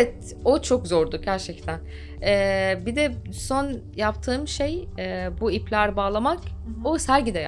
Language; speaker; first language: Turkish; non-native, fluent; Arabic